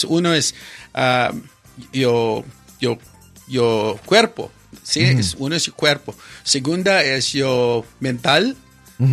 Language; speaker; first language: Spanish; non-native, learner; English